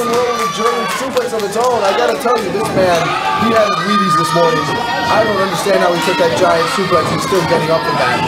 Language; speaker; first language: English; native; English